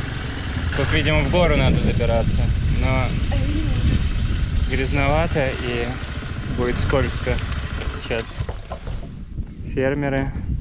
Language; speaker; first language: Russian; native; Russian